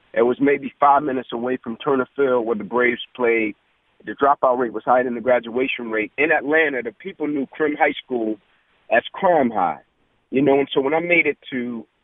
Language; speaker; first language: English; native; English